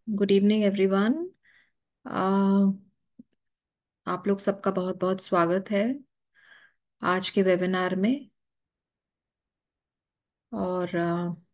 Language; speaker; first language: Hindi; native; Hindi